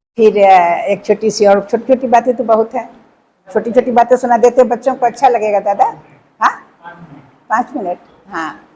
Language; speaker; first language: Hindi; native; Hindi